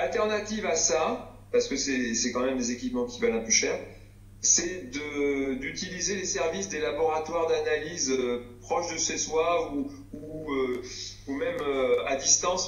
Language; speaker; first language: French; native; French